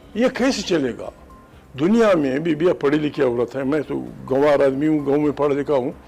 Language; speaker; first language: Urdu; non-native, local second language; Pashto